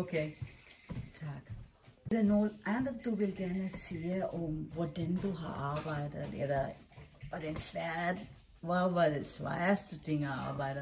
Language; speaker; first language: Danish; non-native, fluent; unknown